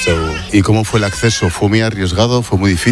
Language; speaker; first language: Spanish; native; Spanish